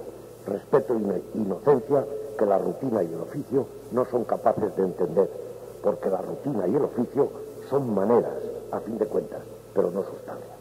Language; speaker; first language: Spanish; native; Spanish